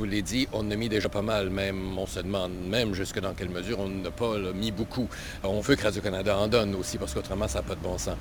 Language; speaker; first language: French; native; French